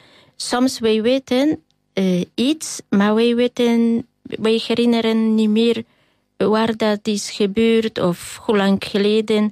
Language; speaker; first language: Dutch; non-native, learner; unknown